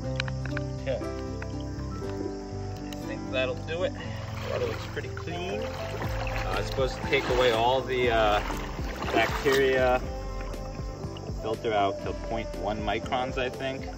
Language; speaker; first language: English; native; English